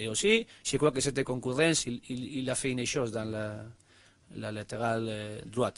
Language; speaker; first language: French; non-native, learner; Spanish